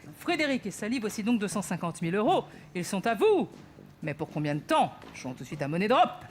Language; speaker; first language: French; native; French